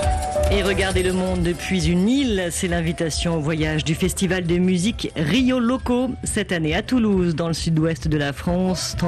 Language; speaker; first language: French; native; French